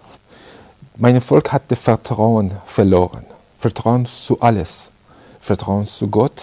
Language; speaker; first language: German; non-native, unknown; Persian